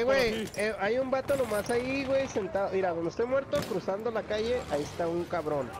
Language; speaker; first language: Spanish; native; Spanish